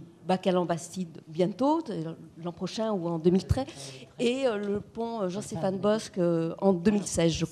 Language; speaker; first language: French; native; French